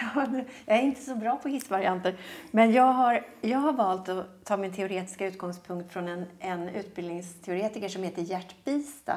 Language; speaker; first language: Swedish; native; Swedish